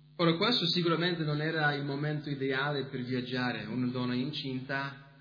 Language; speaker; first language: Italian; non-native, fluent; English